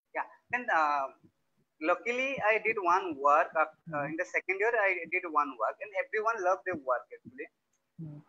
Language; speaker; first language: English; non-native, local second language; Odia